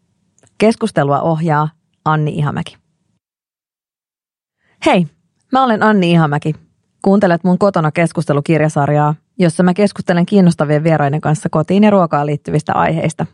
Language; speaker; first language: Finnish; native; Finnish